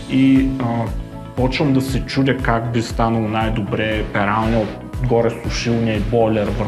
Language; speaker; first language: Bulgarian; native; Bulgarian